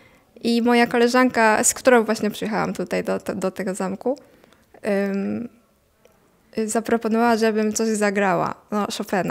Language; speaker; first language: Polish; non-native, fluent; Japanese